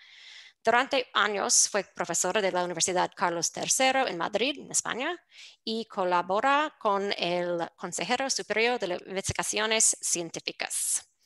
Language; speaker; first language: Spanish; non-native, fluent; English